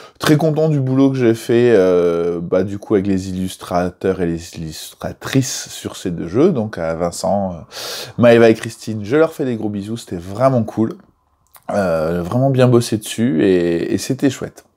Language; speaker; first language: French; native; French